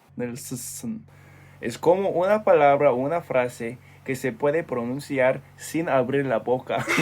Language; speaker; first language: Spanish; non-native, fluent; English